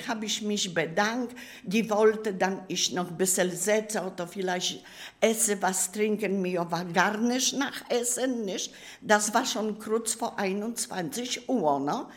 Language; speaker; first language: German; non-native, learner; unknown